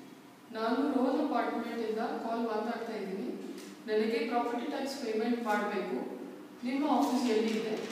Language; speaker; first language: Kannada; non-native, learner; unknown